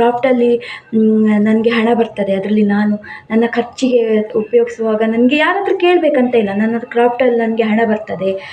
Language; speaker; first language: Kannada; non-native, local second language; Konkani